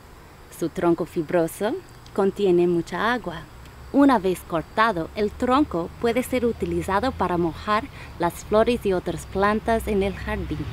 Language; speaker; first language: Spanish; non-native, learner; English